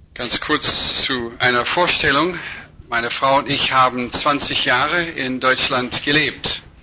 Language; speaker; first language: German; non-native, fluent; English